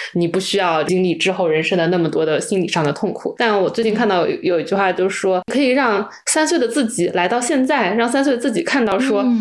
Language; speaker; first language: Chinese; native; Chinese